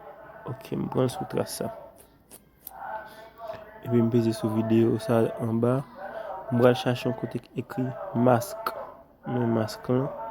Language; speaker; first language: French; non-native, learner; Haitian Creole